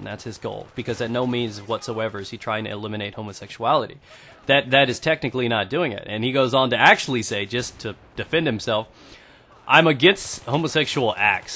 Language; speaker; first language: English; native; English